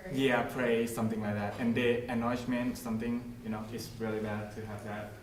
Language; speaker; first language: English; non-native, learner; Thai